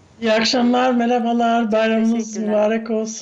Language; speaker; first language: Turkish; early bilingual, heritage; Turkish